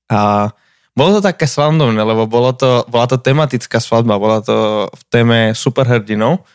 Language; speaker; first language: Slovak; native; Slovak